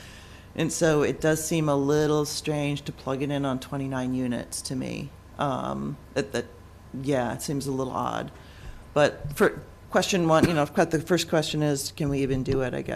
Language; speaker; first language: English; native; English